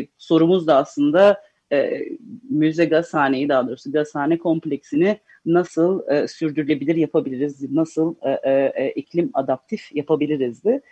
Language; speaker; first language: Turkish; early bilingual, heritage; Turkish